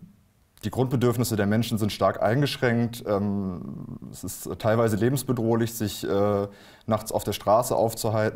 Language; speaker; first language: German; native; German